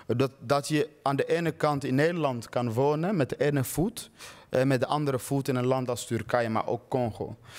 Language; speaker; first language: Dutch; early bilingual, other home language; Swahili